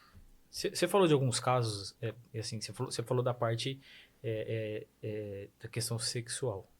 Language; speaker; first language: Portuguese; native; Portuguese